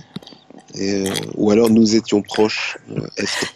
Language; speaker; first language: French; native; French